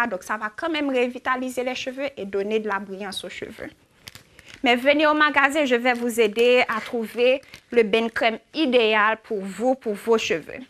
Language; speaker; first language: French; native; French